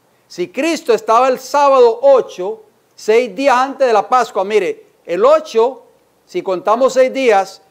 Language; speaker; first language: Spanish; native; Spanish